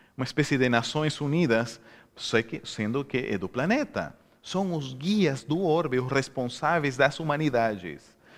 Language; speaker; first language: Portuguese; non-native, fluent; Spanish